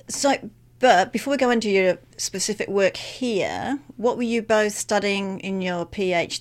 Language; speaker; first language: English; native; English